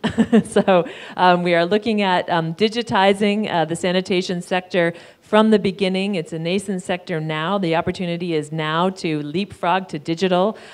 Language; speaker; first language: English; native; English